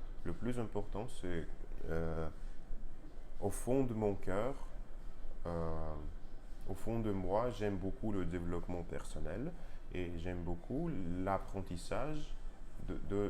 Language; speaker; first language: French; non-native, learner; Russian